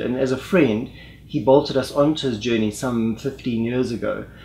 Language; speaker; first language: English; native; English